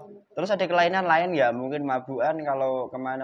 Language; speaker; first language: Indonesian; native; Indonesian